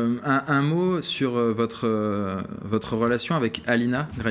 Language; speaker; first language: French; native; French